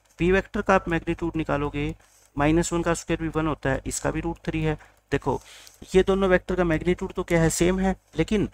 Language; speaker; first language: Hindi; native; Hindi